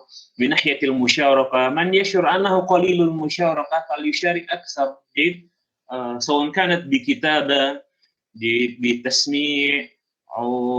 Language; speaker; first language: Arabic; non-native, fluent; Indonesian